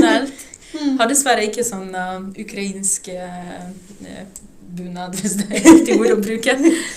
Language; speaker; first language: Norwegian; non-native, fluent; Ukrainian